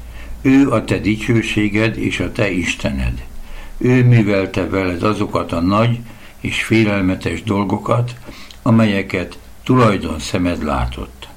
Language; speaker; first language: Hungarian; native; Hungarian